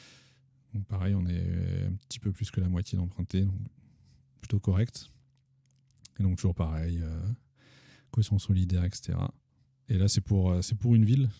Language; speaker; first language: French; native; French